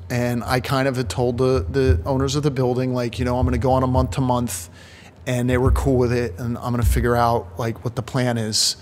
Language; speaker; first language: English; native; English